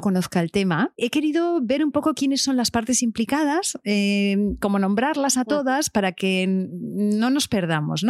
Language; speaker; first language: Spanish; native; Spanish